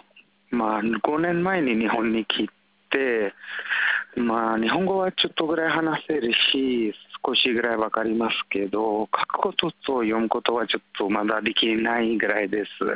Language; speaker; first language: Japanese; non-native, learner; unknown